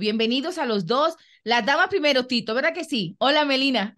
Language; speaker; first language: Spanish; native; Spanish